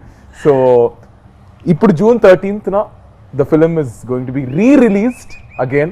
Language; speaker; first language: Telugu; native; Telugu